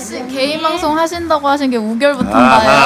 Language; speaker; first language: Korean; native; Korean